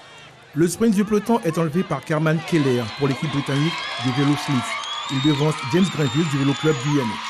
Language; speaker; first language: French; native; French